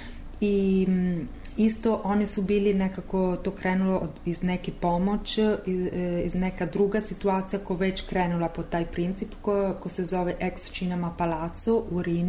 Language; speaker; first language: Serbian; non-native, learner; Italian